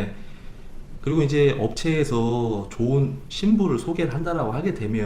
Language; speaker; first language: Korean; native; Korean